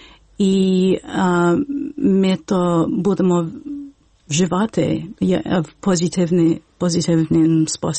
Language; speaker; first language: Ukrainian; early bilingual, heritage; Ukrainian